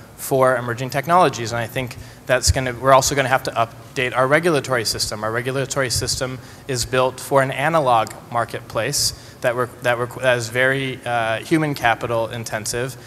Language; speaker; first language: English; native; English